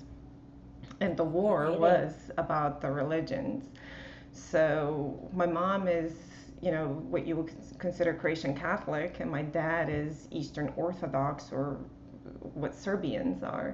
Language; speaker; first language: English; non-native, fluent; Bosnian